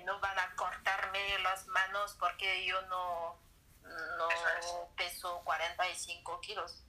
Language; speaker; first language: Spanish; non-native, learner; French